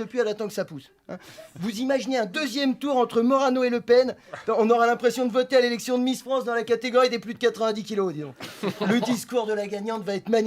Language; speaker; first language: French; native; French